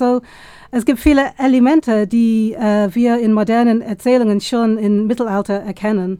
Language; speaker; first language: German; non-native, fluent; English